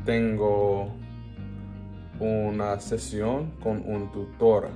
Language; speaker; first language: Spanish; non-native, learner; English